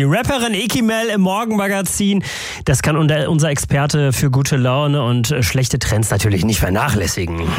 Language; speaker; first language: German; native; German